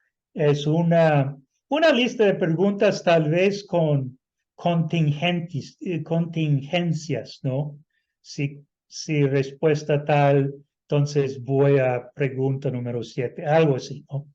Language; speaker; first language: Spanish; non-native, fluent; English